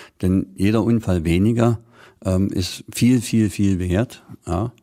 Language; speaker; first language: German; native; German